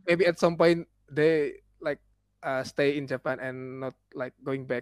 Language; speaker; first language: English; non-native, learner; Indonesian